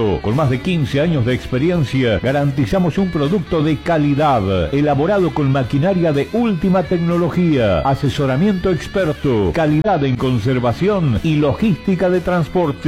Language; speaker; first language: Spanish; native; Spanish